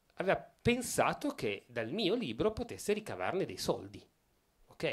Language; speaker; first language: Italian; native; Italian